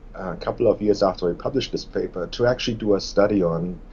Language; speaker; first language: English; non-native, fluent; German